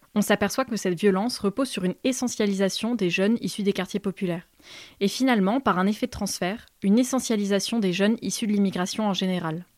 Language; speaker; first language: French; native; French